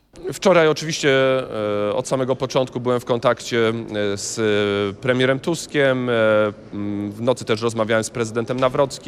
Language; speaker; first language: Polish; native; Polish